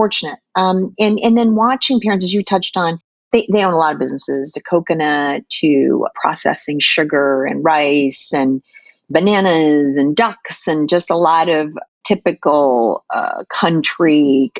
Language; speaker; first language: English; non-native, local second language; Filipino